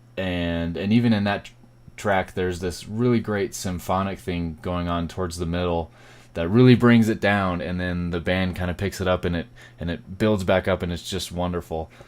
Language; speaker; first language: English; native; English